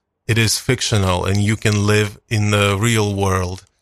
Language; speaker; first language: English; non-native, fluent; Ukrainian